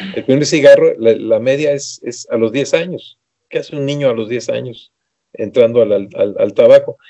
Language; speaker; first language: Spanish; native; Spanish